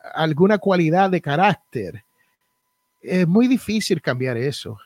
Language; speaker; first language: Spanish; native; Spanish